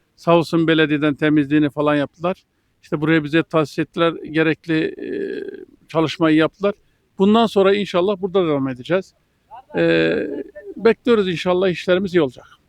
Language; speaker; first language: Turkish; native; Turkish